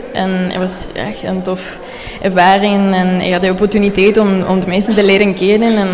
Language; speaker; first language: Dutch; non-native, learner; Spanish